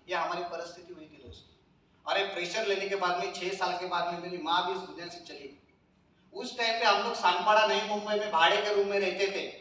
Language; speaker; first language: Hindi; non-native, local second language; Marathi